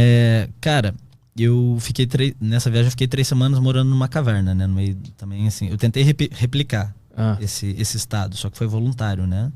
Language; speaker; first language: Portuguese; native; Portuguese